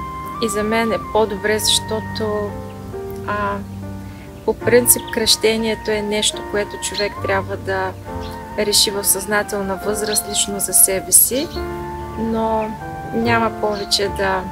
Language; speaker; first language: Bulgarian; native; Bulgarian